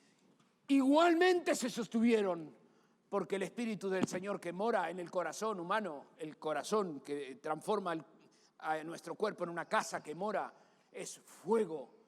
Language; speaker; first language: Spanish; native; Spanish